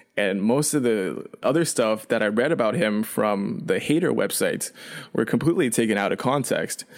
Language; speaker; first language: English; early bilingual, other home language; Chinese